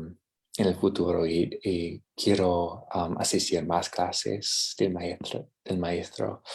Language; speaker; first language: Spanish; non-native, fluent; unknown